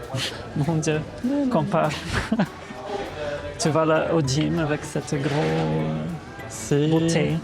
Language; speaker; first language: French; non-native, fluent; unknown